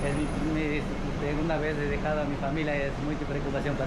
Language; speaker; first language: Spanish; non-native, local second language; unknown